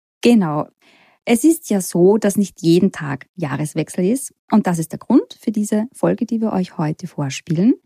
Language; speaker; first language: German; native; German